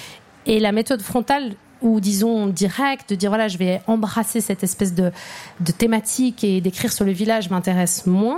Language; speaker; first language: French; native; French